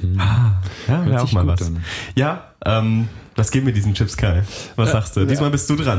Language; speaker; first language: German; native; German